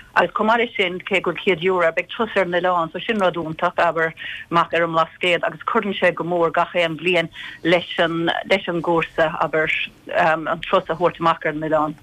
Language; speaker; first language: Irish; native; Irish